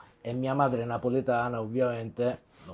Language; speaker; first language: Italian; native; Italian